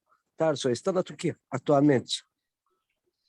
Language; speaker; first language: Portuguese; non-native, learner; Turkish